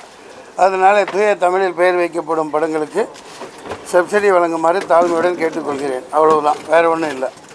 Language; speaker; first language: Tamil; native; Tamil